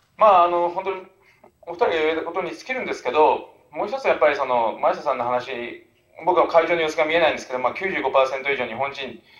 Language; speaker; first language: Japanese; native; Japanese